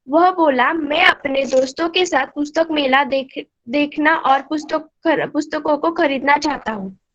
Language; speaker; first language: Hindi; non-native, local second language; Marathi